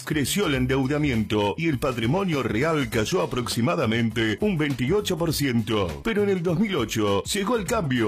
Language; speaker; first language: Spanish; native; Spanish